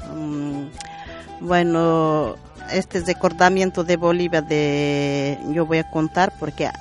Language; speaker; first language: Spanish; non-native, local second language; Quechua